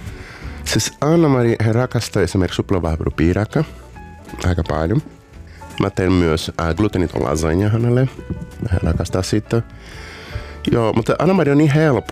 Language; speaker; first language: Finnish; non-native, learner; Portuguese